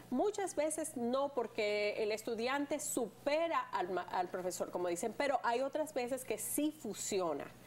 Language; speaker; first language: Spanish; native; Spanish